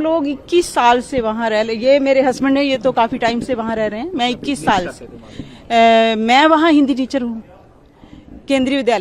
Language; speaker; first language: Hindi; non-native, local second language; Punjabi